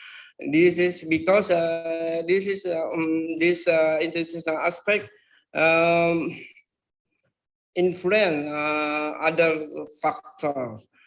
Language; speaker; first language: English; non-native, fluent; Indonesian